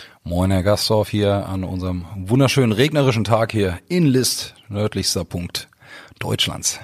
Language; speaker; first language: German; native; German